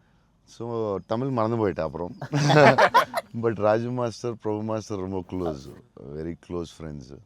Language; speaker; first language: Tamil; non-native, local second language; Telugu